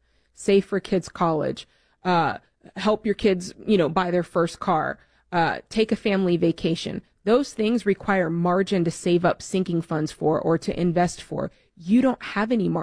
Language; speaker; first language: English; native; English